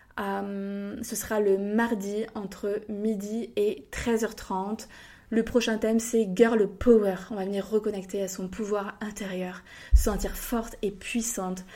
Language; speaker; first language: French; native; French